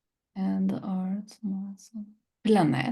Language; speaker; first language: English; non-native, learner; Turkish